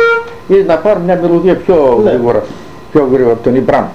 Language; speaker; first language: Greek; native; Greek